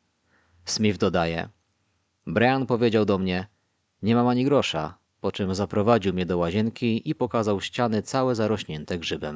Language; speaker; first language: Polish; native; Polish